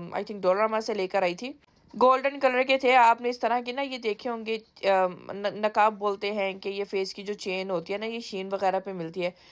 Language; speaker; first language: Urdu; native; Urdu